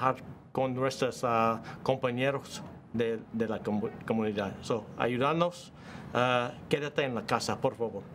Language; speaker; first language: Spanish; non-native, learner; English